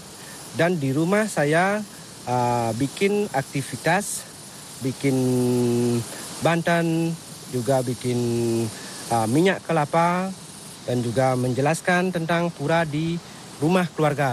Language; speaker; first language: Indonesian; non-native, local second language; Balinese